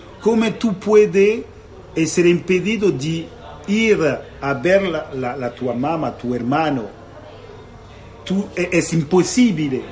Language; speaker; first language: Spanish; non-native, learner; Italian